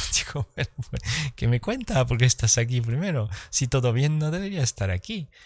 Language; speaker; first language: Spanish; early bilingual, heritage; Spanish